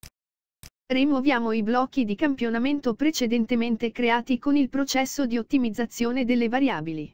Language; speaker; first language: Italian; native; Italian